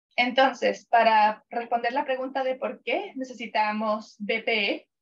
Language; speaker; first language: Spanish; non-native, fluent; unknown